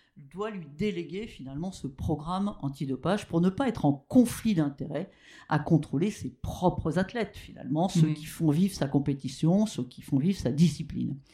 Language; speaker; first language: French; native; French